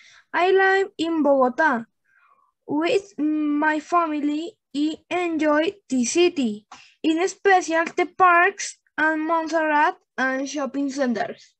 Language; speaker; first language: English; non-native, learner; Spanish